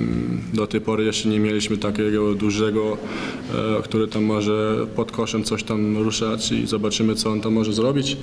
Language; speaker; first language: Polish; non-native, learner; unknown